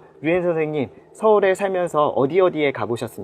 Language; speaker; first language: Korean; native; Korean